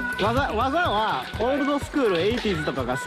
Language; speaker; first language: Japanese; native; Japanese